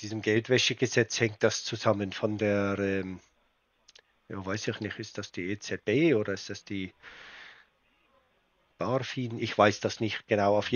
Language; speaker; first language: German; native; German